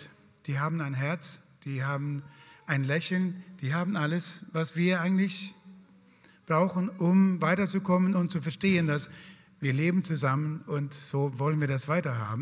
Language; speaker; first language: German; non-native, fluent; Swedish